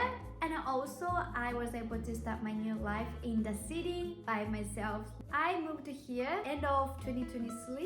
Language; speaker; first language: English; non-native, fluent; Japanese